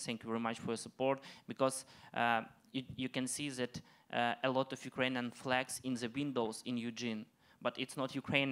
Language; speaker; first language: English; non-native, learner; Ukrainian